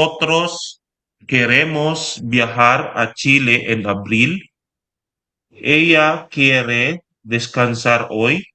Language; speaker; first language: Spanish; non-native, learner; Filipino